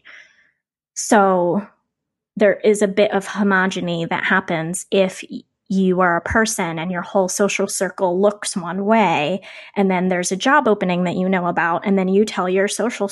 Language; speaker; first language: English; native; English